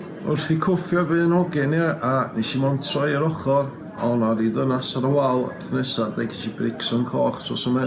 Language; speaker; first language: Welsh; native; Welsh